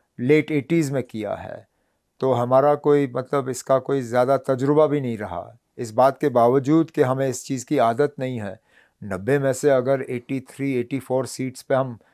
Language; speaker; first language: Hindi; non-native, local second language; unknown